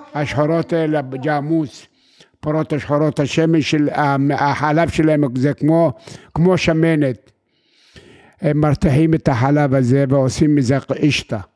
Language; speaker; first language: Hebrew; non-native, fluent; Arabic